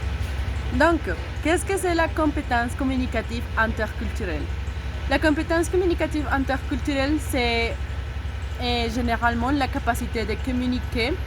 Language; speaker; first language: French; non-native, learner; Spanish